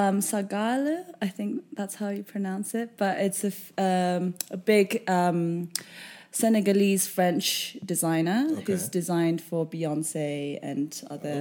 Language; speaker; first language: English; non-native, local second language; Japanese